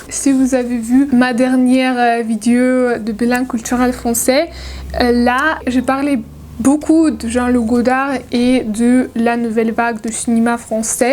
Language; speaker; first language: French; non-native, learner; Russian